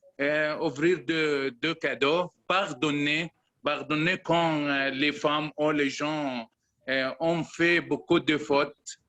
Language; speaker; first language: French; non-native, learner; Arabic